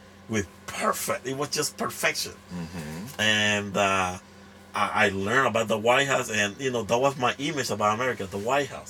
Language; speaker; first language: English; non-native, fluent; Spanish